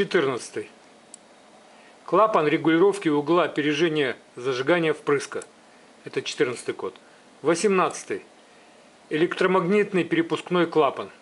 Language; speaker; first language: Russian; native; Russian